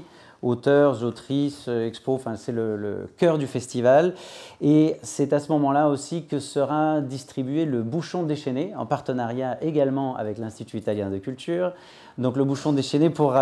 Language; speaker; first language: French; native; French